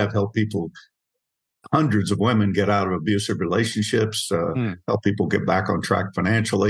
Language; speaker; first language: English; native; English